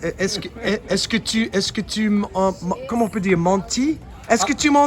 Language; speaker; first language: French; non-native, learner; English